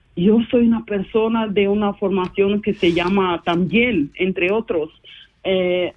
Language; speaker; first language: Spanish; non-native, fluent; Portuguese